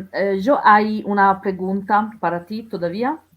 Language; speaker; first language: Spanish; non-native, learner; Italian